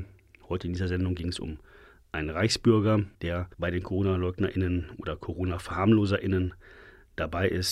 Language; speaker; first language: German; native; German